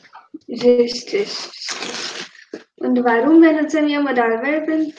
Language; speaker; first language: German; non-native, fluent; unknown